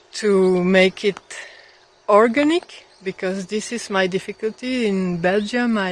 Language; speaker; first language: English; non-native, fluent; French